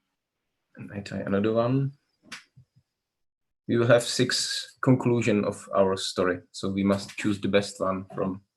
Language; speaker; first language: English; non-native, learner; Czech